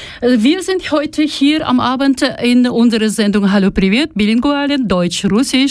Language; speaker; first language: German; non-native, fluent; Russian